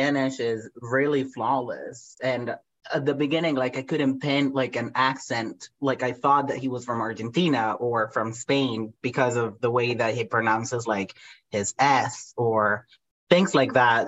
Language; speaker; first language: English; non-native, fluent; Spanish